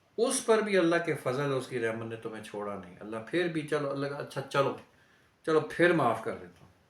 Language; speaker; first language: Urdu; native; Urdu